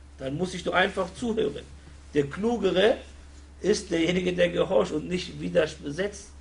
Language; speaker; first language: German; non-native, fluent; Arabic